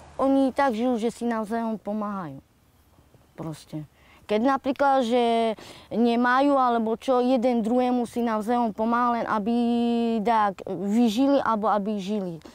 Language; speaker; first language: Slovak; non-native, local second language; Romany